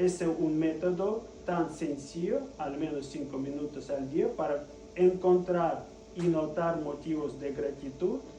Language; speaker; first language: Spanish; non-native, fluent; Russian